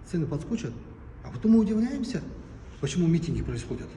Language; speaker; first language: Russian; non-native, local second language; Kazakh